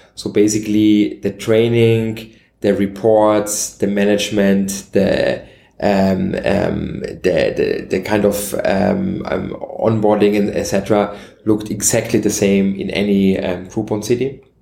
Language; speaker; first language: English; non-native, fluent; German